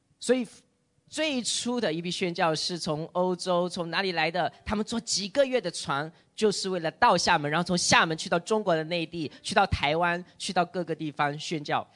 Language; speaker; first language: Chinese; native; Chinese